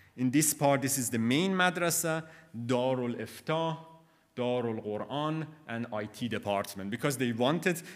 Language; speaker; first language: English; non-native, fluent; Persian